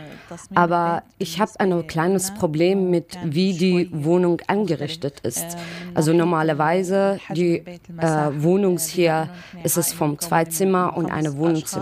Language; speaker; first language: German; non-native, learner; Arabic